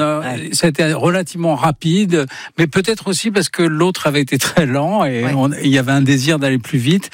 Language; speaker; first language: French; native; French